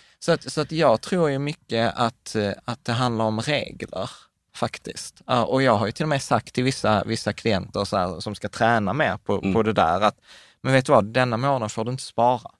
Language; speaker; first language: Swedish; native; Swedish